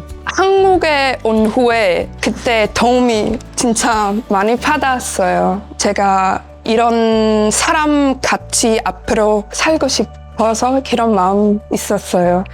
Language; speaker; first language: Korean; non-native, learner; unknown